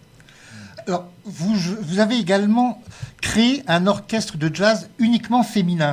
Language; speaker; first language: French; native; French